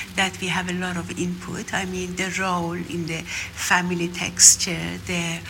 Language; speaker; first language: English; non-native, fluent; Persian